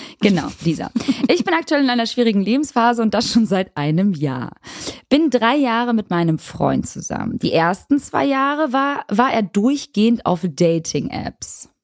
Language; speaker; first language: German; early bilingual, other home language; Albanian